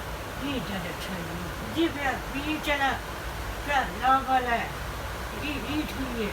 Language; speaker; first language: Hindi; non-native, learner; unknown